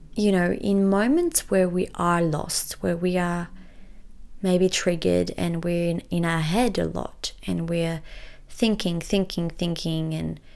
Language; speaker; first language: English; early bilingual, other home language; French